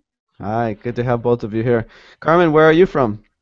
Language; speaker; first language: English; native; English